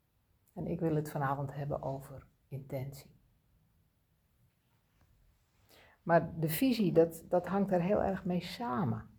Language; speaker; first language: Dutch; native; Dutch